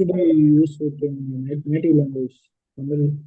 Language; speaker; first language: English; non-native, local second language; Tamil